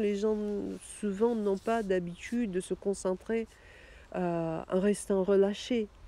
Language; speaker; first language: French; non-native, fluent; Russian